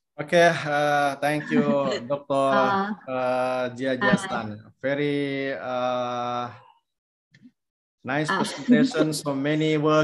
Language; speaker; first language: English; non-native, fluent; Indonesian